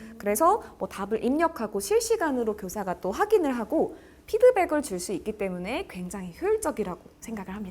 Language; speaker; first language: Korean; native; Korean